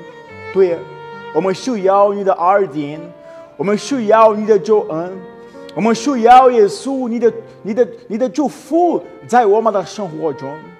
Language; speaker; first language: Chinese; non-native, learner; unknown